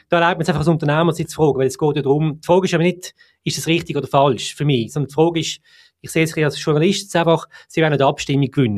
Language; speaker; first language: German; native; German